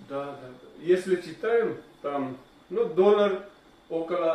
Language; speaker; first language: Russian; non-native, learner; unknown